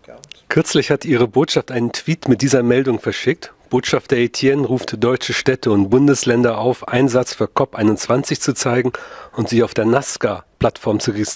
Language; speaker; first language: German; native; German